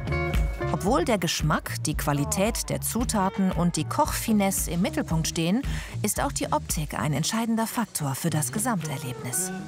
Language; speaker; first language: German; native; German